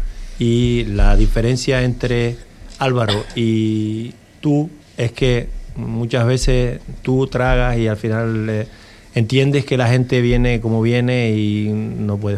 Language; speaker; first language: Spanish; native; Spanish